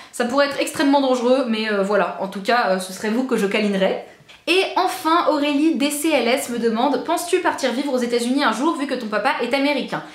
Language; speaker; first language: French; native; French